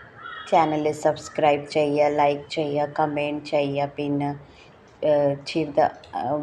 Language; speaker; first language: Malayalam; non-native, learner; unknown